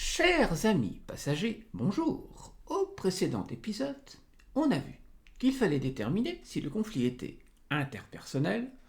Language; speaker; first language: French; native; French